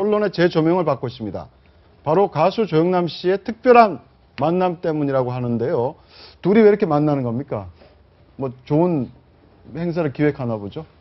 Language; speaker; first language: Korean; native; Korean